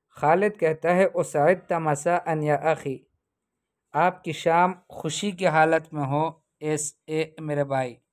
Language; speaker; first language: Urdu; native; Urdu